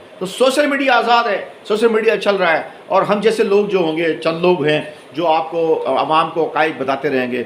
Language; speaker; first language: Urdu; native; Urdu